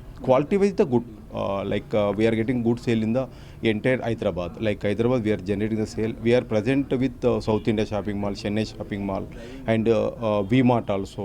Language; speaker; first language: English; non-native, local second language; Telugu